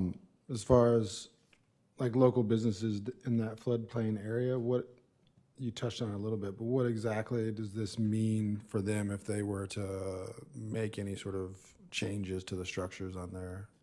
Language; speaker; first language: English; native; English